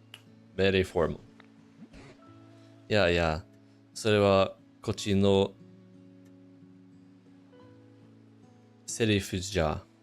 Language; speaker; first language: Japanese; non-native, fluent; English